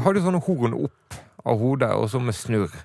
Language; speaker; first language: Norwegian; native; Norwegian